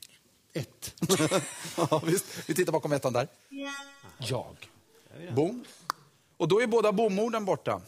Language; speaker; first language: Swedish; native; Swedish